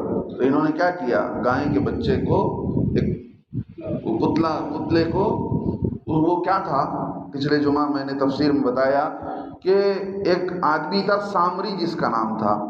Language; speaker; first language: Urdu; native; Urdu